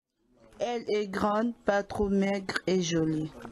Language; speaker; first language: French; non-native, learner; Bambara